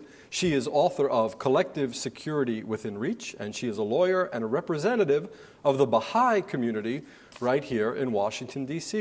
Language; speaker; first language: English; native; English